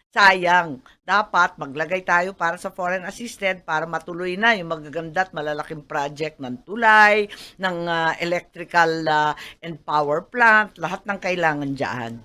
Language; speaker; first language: Filipino; native; Filipino